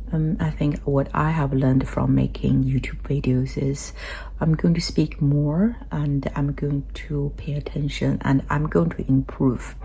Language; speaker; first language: English; non-native, fluent; Chinese